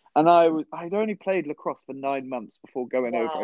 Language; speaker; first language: English; native; English